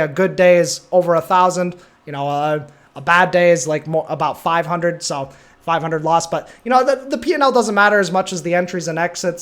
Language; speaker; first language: English; native; English